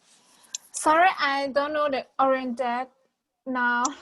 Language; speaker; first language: English; non-native, learner; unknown